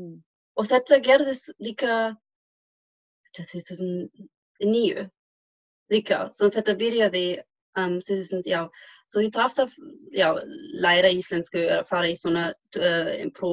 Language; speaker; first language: Icelandic; non-native, learner; German